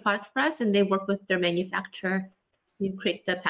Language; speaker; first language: English; native; English